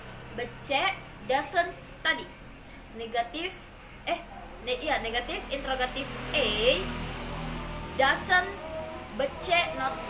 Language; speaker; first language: English; non-native, learner; Indonesian